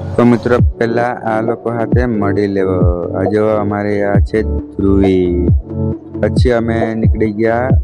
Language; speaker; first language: Gujarati; non-native, local second language; Kukna